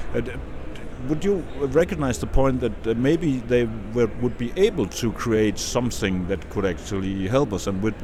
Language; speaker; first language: English; non-native, fluent; Danish